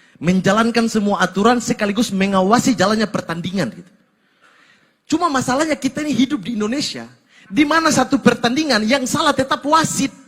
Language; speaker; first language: Indonesian; native; Indonesian